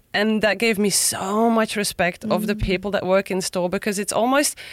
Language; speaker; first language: English; non-native, fluent; Dutch